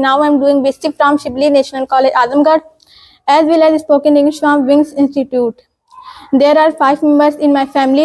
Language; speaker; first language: English; non-native, learner; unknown